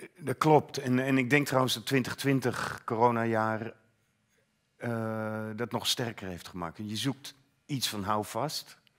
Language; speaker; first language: Dutch; native; Dutch